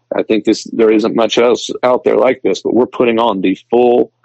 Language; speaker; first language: English; native; English